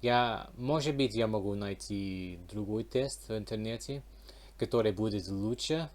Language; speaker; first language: Russian; non-native, learner; English